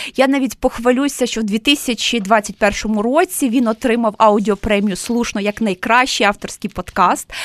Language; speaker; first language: Ukrainian; native; Ukrainian